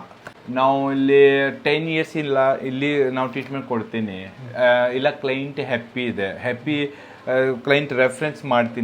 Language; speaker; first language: Kannada; non-native, local second language; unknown